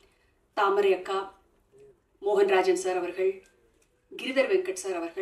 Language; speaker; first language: Tamil; native; Tamil